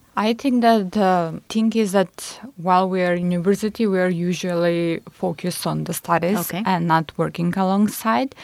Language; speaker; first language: English; non-native, fluent; Macedonian